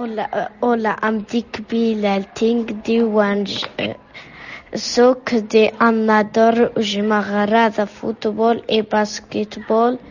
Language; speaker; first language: Catalan; non-native, learner; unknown